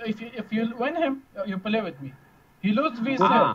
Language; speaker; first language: English; non-native, learner; Uzbek